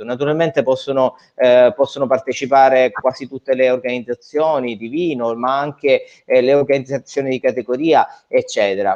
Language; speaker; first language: Italian; native; Italian